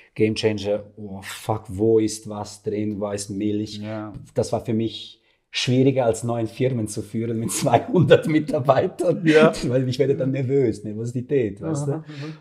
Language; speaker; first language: German; non-native, fluent; Serbian